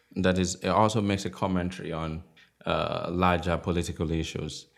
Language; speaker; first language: English; non-native, local second language; Igbo